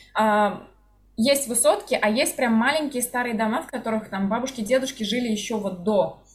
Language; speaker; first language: Russian; native; Russian